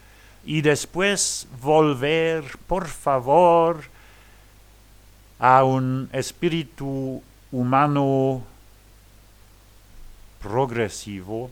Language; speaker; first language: Spanish; non-native, learner; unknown